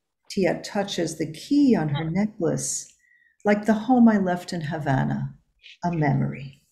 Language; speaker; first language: English; early bilingual, other home language; Spanish